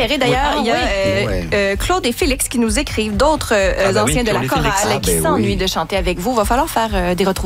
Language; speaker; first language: French; native; French